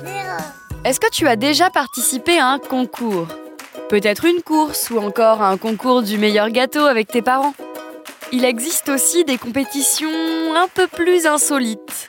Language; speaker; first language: French; native; French